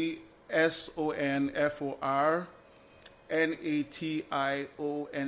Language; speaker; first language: English; non-native, local second language; Igbo